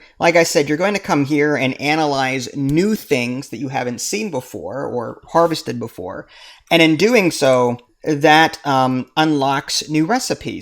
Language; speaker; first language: English; native; English